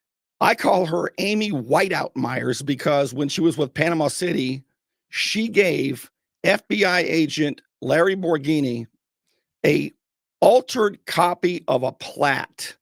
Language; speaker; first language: English; native; English